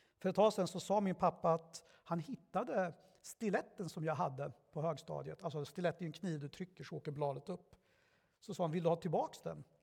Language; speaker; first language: Swedish; early bilingual, other home language; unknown